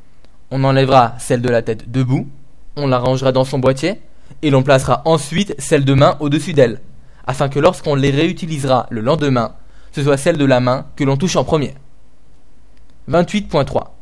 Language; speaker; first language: French; native; French